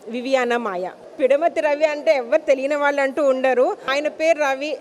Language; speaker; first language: Telugu; native; Telugu